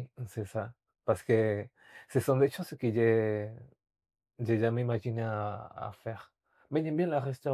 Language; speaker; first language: French; non-native, fluent; Spanish